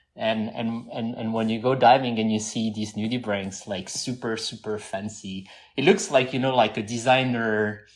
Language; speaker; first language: English; non-native, fluent; French